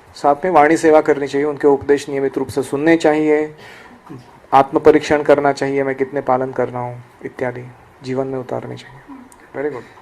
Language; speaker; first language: Hindi; non-native, local second language; Marathi